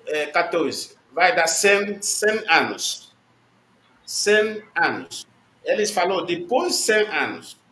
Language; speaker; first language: Portuguese; non-native, learner; Igbo